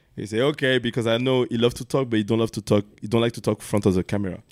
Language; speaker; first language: English; non-native, learner; French